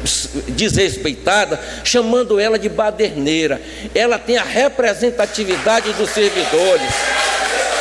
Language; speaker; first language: Portuguese; native; Portuguese